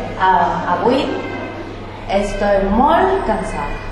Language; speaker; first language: Catalan; non-native, learner; Spanish